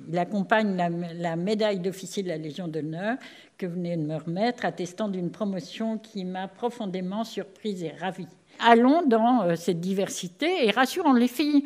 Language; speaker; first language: French; native; French